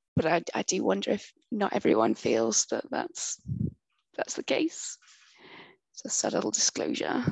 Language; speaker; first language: English; native; English